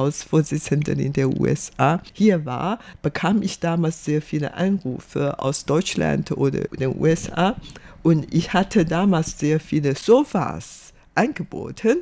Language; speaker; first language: German; non-native, fluent; Chinese